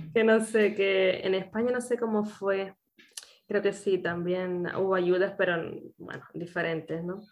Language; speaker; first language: Spanish; native; Spanish